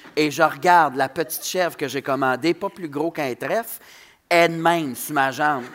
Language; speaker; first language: French; native; French